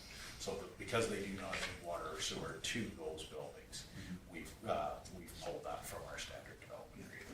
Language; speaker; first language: English; native; English